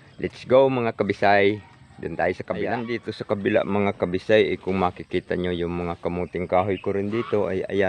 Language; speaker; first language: Filipino; non-native, local second language; Cebuano